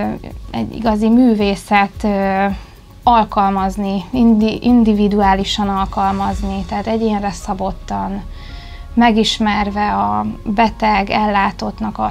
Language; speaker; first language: Hungarian; native; Hungarian